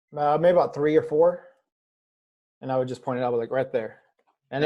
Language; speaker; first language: English; native; English